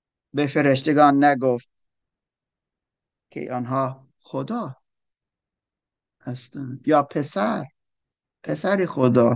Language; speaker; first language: Persian; non-native, learner; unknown